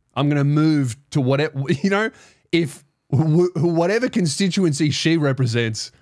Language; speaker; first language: English; native; English